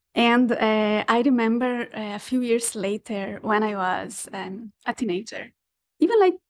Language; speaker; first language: English; non-native, fluent; Portuguese